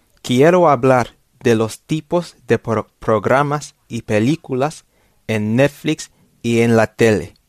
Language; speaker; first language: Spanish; non-native, fluent; English